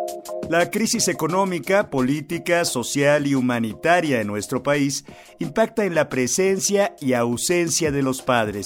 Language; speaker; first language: Spanish; native; Spanish